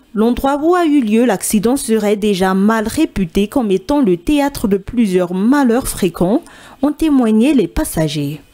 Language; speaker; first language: French; non-native, local second language; Malagasy